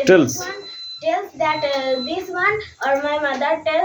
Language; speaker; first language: English; non-native, learner; Bangla